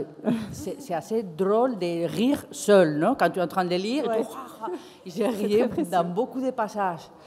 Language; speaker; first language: French; non-native, fluent; Spanish